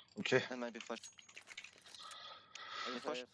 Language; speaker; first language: English; non-native, learner; Turkish